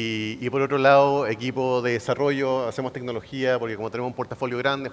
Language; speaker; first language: Spanish; native; Spanish